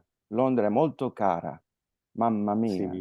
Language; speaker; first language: Italian; non-native, fluent; Spanish